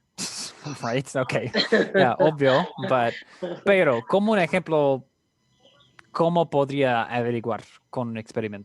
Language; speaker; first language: Spanish; non-native, fluent; English